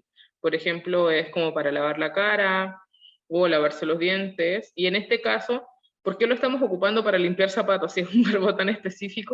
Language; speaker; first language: Spanish; non-native, learner; Korean